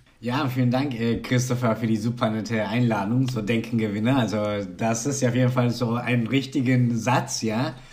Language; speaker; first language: German; non-native, fluent; Spanish